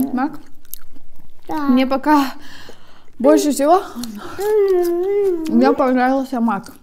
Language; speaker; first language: Russian; native; Russian